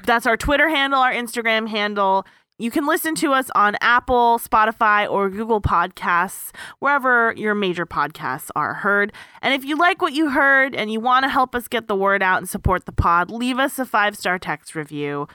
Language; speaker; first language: English; native; English